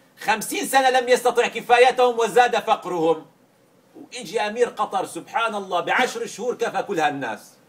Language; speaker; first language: Arabic; native; Arabic